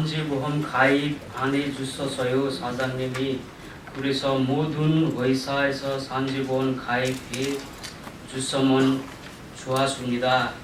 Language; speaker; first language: Korean; non-native, learner; Nepali